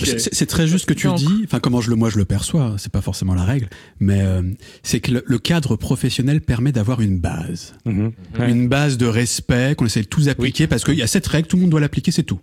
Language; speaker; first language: French; native; French